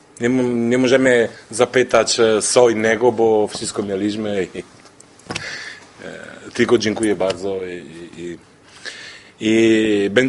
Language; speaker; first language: Polish; non-native, learner; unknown